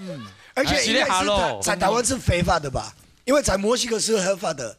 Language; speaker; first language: Chinese; non-native, fluent; Spanish